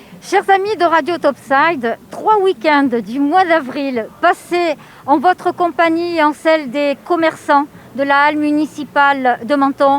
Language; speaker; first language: French; native; French